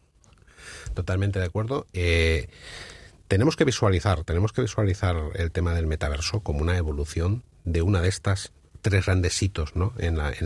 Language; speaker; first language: Spanish; native; Spanish